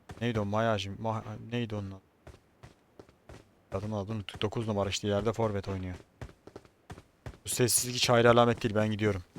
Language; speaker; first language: Turkish; native; Turkish